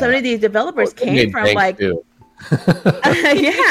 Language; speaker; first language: English; native; English